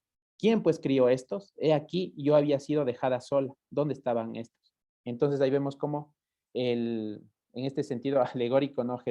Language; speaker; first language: Spanish; native; Spanish